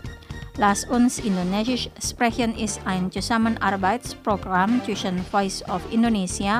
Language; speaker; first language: German; non-native, fluent; Indonesian